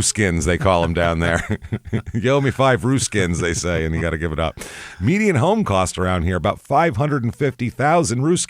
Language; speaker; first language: English; native; English